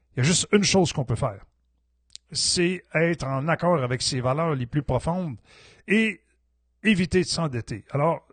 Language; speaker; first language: French; native; French